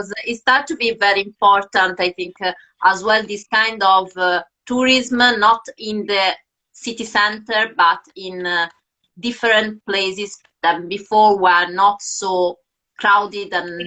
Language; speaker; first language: English; non-native, fluent; Italian